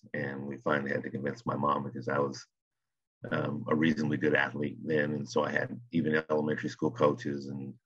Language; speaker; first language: English; native; English